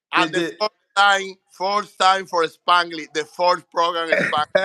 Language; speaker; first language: English; non-native, learner; Spanish